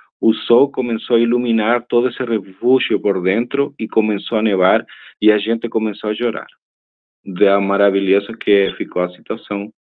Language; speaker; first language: Portuguese; non-native, fluent; Spanish